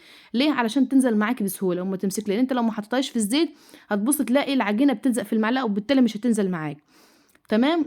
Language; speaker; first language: Arabic; native; Arabic